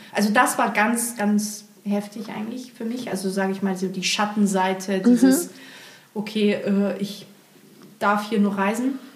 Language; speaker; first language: German; early bilingual, other home language; Portuguese